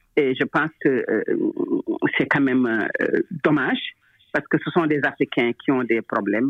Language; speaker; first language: French; non-native, local second language; Wolof